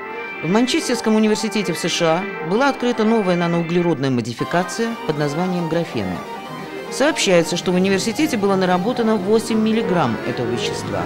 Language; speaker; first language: Russian; native; Russian